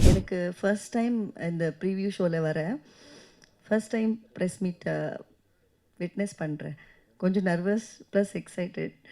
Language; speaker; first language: Tamil; non-native, fluent; Kannada